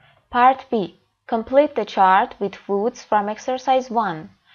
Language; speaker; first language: English; non-native, fluent; Persian